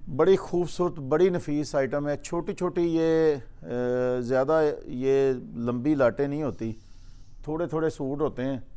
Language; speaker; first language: Urdu; non-native, local second language; Punjabi